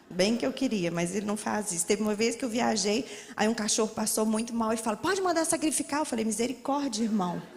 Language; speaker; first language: Portuguese; native; Portuguese